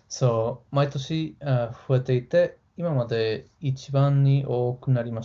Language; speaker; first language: Japanese; non-native, learner; English